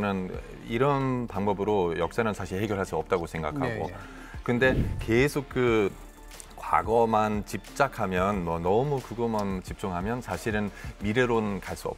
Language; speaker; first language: Korean; non-native, fluent; German